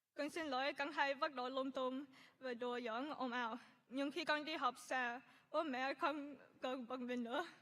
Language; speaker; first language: Vietnamese; early bilingual, other home language; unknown